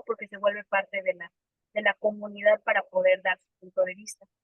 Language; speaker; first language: Spanish; native; Spanish